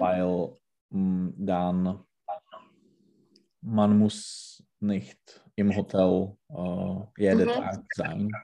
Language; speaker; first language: German; non-native, learner; Czech